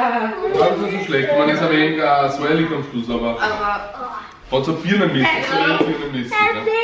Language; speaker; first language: German; native; German